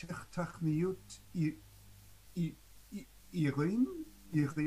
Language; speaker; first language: Hebrew; non-native, learner; English